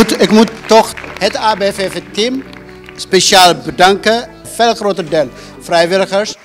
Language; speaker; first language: Dutch; non-native, fluent; Amharic